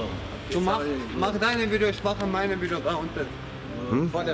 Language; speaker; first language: German; non-native, learner; Albanian